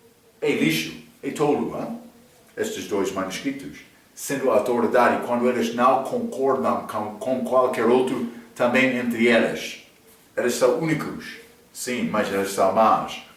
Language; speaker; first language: Portuguese; non-native, fluent; English